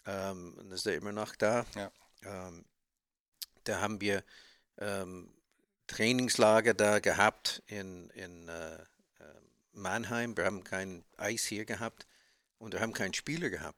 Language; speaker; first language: German; non-native, learner; English